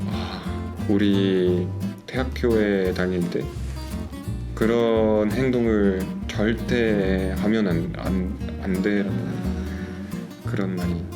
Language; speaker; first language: Korean; non-native, fluent; French